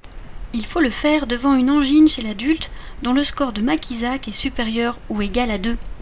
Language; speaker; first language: French; native; French